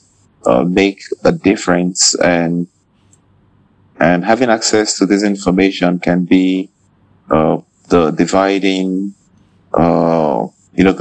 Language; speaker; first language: English; non-native, local second language; Igbo